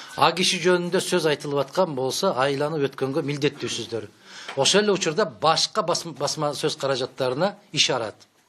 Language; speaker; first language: Kyrgyz; native; Kyrgyz